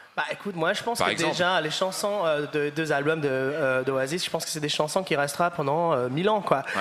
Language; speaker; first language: French; non-native, fluent; English